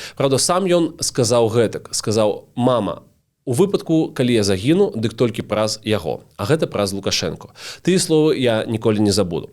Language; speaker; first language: Belarusian; non-native, local second language; Russian